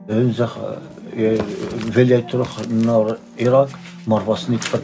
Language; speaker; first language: Dutch; non-native, learner; Arabic